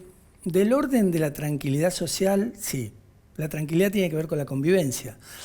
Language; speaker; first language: Spanish; native; Spanish